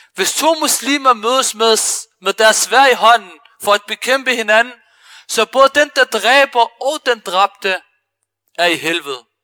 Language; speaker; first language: Danish; early bilingual, other home language; Arabic